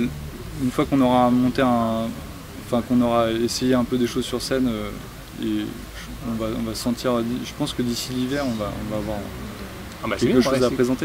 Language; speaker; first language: French; native; French